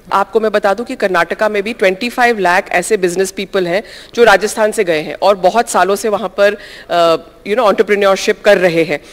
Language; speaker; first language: Hindi; native; Hindi